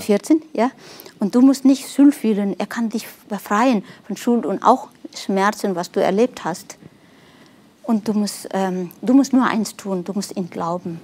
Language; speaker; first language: German; non-native, fluent; Nepali